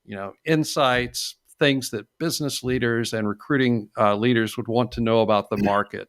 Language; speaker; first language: English; native; English